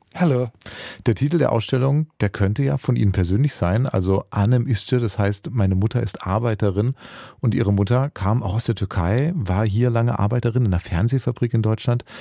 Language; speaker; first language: German; early bilingual, other home language; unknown